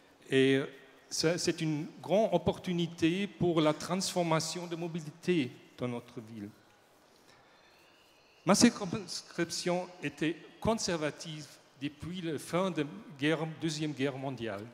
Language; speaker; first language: French; non-native, learner; German